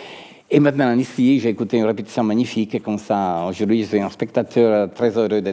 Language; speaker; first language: French; non-native, fluent; Italian